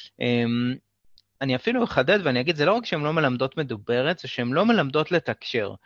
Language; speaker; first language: Hebrew; native; Hebrew